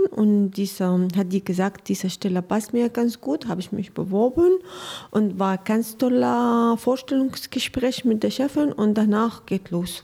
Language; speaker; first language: German; non-native, learner; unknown